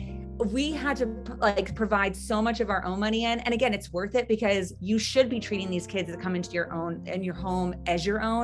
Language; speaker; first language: English; native; English